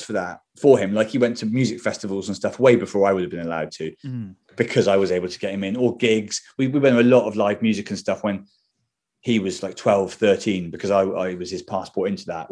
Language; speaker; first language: English; native; English